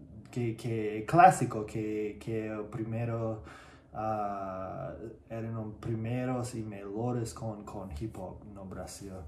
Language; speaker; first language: Portuguese; non-native, learner; English